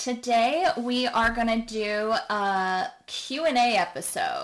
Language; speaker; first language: English; native; English